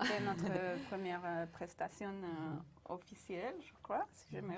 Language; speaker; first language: French; non-native, fluent; Spanish